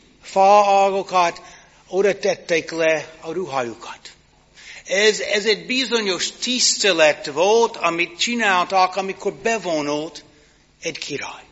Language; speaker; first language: Hungarian; non-native, fluent; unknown